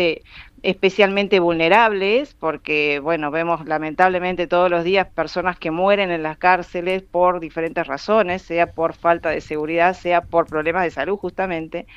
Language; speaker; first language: Spanish; native; Spanish